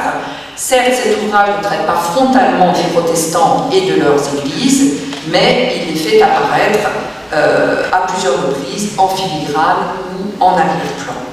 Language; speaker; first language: French; native; French